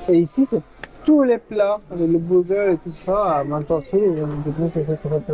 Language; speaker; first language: French; non-native, fluent; Spanish